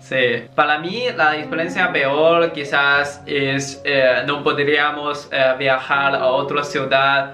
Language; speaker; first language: Spanish; non-native, learner; Chinese